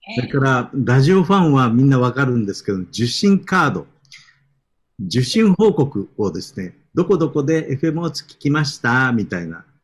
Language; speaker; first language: Japanese; native; Japanese